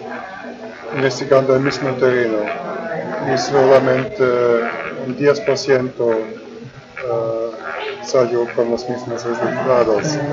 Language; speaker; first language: Spanish; non-native, fluent; German